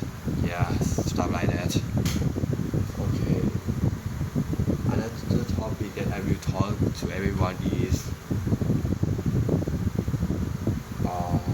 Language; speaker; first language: English; non-native, learner; Thai